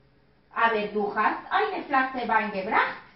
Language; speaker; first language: German; non-native, learner; Spanish